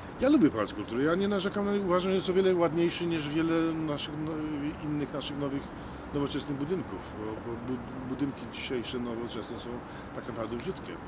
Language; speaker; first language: Polish; early bilingual, heritage; Polish